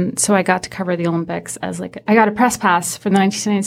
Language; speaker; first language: English; early bilingual, other home language; Persian